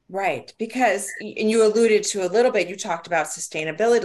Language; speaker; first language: English; native; English